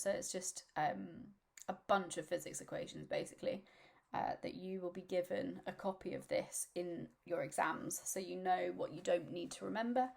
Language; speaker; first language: English; native; English